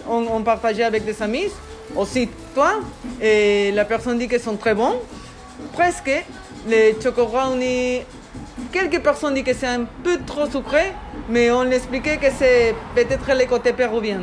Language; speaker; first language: French; non-native, learner; Spanish